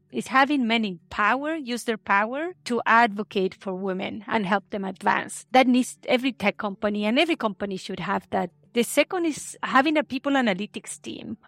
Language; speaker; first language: English; non-native, fluent; Spanish